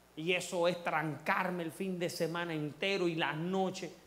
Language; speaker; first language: Spanish; early bilingual, heritage; Spanish